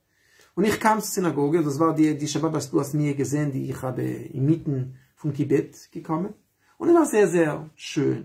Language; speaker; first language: German; non-native, fluent; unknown